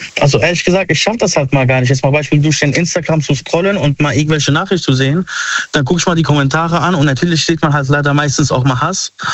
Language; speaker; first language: German; early bilingual, other home language; Arabic